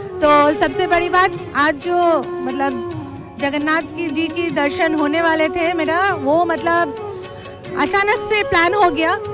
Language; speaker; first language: Hindi; non-native, local second language; Bangla